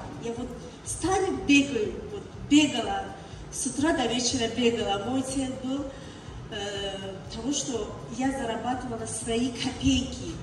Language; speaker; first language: Russian; non-native, learner; Tajik